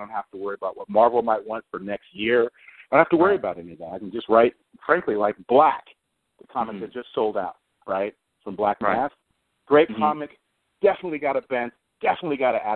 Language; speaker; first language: English; native; English